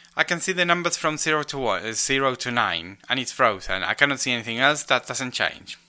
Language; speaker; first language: English; non-native, fluent; Spanish